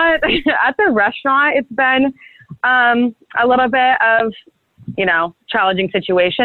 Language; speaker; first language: English; native; English